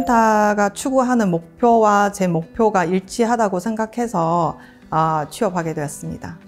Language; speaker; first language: Korean; non-native, fluent; Chinese